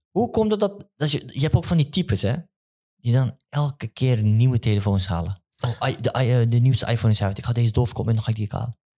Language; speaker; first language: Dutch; early bilingual, other home language; Turkish